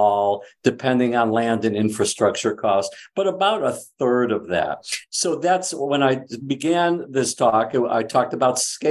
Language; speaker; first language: English; native; English